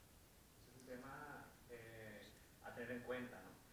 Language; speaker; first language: Spanish; native; Spanish